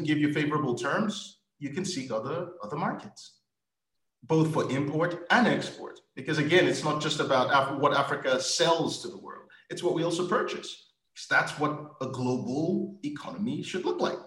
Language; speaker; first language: English; non-native, local second language; Yoruba